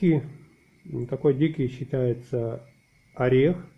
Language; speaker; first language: Russian; native; Russian